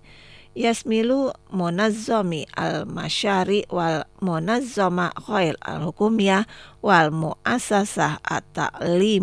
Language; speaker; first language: Arabic; non-native, fluent; Indonesian